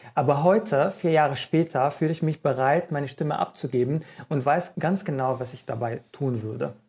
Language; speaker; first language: German; non-native, fluent; Arabic